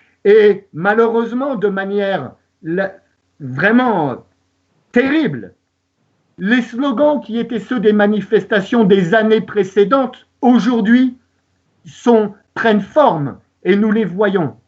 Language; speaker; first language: French; native; French